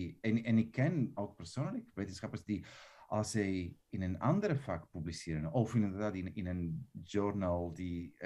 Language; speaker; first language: Dutch; non-native, fluent; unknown